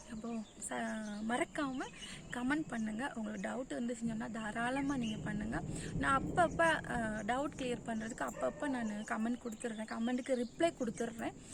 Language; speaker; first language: Tamil; non-native, local second language; Malayalam